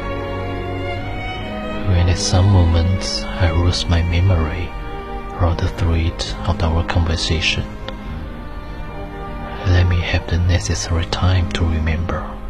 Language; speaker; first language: English; non-native, fluent; Chinese